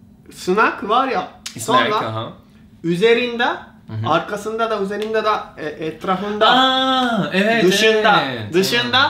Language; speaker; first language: Turkish; non-native, learner; Japanese